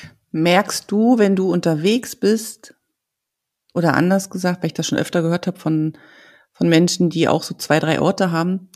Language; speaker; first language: German; native; German